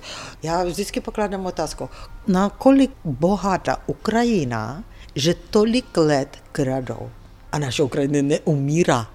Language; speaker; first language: Czech; non-native, fluent; Ukrainian